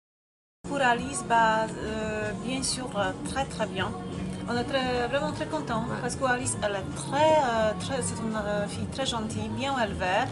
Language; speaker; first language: French; non-native, fluent; Polish